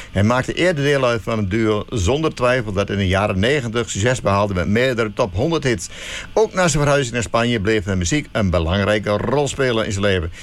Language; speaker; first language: Dutch; native; Dutch